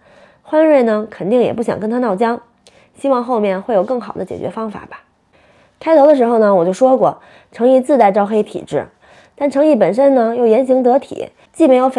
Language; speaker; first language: Chinese; native; Chinese